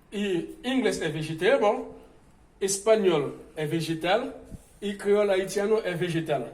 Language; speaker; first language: Portuguese; non-native, fluent; Haitian Creole